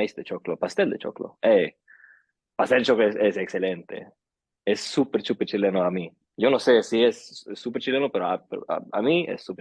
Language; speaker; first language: Spanish; early bilingual, heritage; Swedish